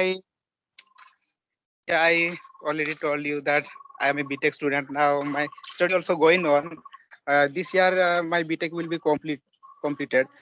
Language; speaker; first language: English; non-native, learner; Odia